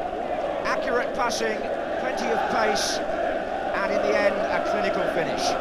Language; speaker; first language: English; native; English